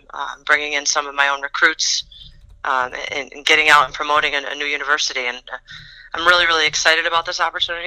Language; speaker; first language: English; native; English